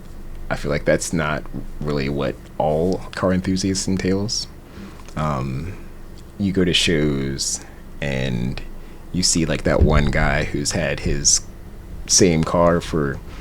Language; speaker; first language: English; native; English